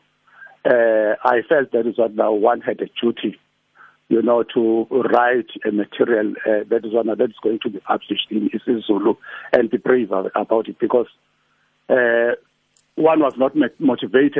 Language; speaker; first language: English; non-native, local second language; Zulu